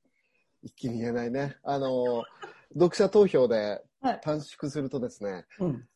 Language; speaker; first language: Japanese; native; Japanese